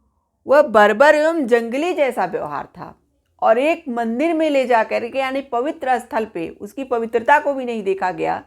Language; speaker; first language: Hindi; native; Hindi